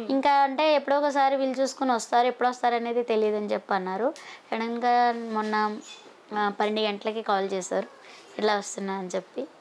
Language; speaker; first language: Telugu; native; Telugu